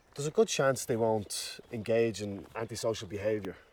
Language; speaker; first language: English; native; English